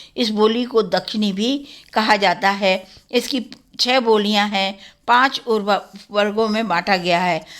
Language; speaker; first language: Hindi; native; Hindi